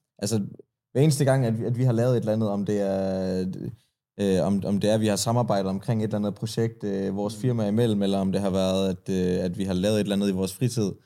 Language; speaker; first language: Danish; early bilingual, other home language; Persian